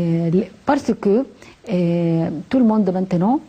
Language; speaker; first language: French; non-native, fluent; Arabic